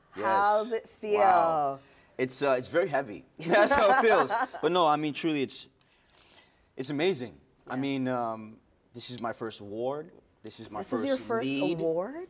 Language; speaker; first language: English; native; English